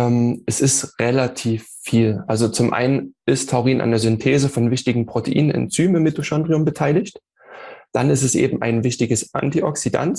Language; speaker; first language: German; native; German